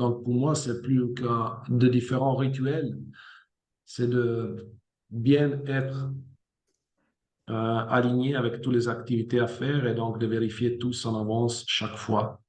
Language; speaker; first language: French; non-native, fluent; Italian